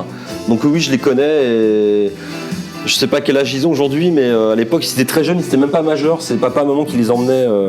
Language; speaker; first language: French; native; French